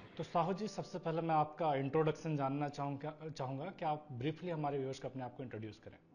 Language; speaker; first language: Hindi; native; Hindi